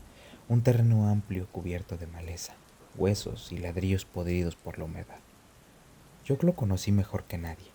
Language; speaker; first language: Spanish; native; Spanish